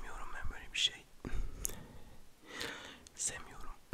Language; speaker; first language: Turkish; early bilingual, heritage; French